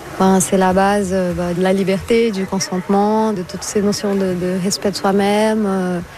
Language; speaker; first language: French; non-native, fluent; Portuguese